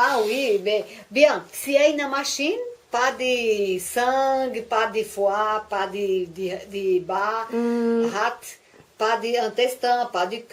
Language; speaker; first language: French; non-native, learner; Portuguese